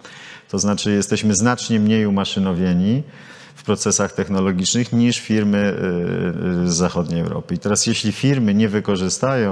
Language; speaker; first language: Polish; native; Polish